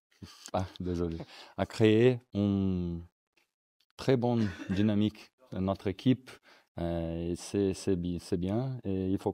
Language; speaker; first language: French; non-native, learner; Portuguese